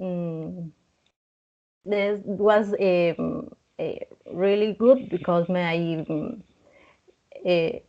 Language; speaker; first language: English; non-native, learner; Spanish